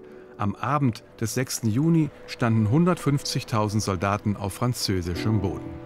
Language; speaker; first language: German; native; German